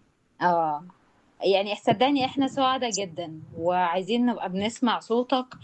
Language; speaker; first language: Arabic; native; Arabic